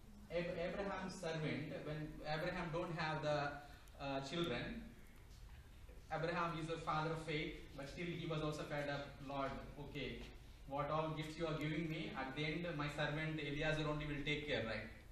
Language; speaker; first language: English; non-native, local second language; Telugu